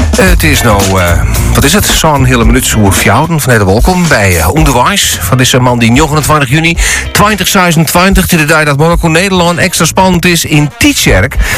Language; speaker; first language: Dutch; non-native, local second language; Western Frisian